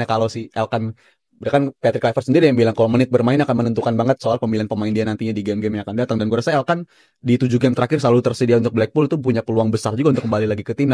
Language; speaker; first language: Indonesian; native; Indonesian